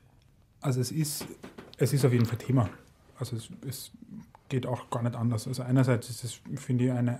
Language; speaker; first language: German; native; German